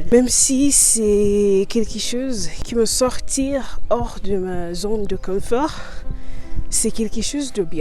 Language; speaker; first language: French; non-native, learner; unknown